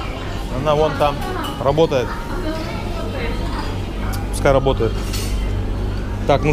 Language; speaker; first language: Russian; native; Russian